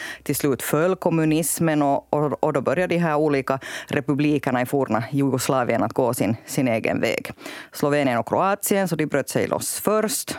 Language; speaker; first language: Swedish; native; Swedish